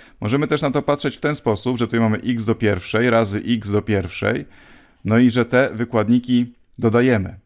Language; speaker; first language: Polish; native; Polish